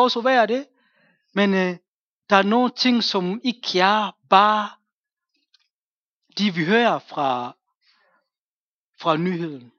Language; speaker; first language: Danish; non-native, fluent; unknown